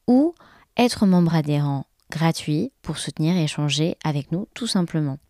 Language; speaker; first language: French; native; French